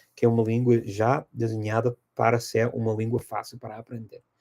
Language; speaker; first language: Portuguese; non-native, fluent; English